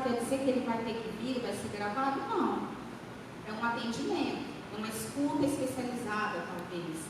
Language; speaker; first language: Portuguese; native; Portuguese